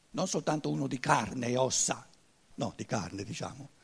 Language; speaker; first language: Italian; non-native, fluent; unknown